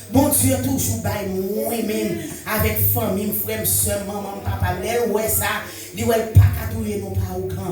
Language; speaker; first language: French; non-native, local second language; Haitian Creole